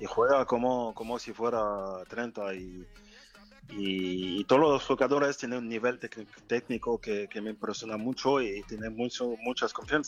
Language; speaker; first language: Spanish; non-native, fluent; French